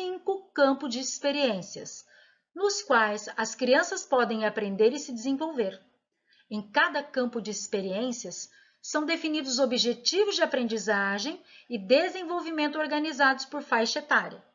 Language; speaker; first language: Portuguese; native; Portuguese